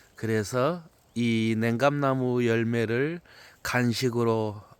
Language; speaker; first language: Korean; native; Korean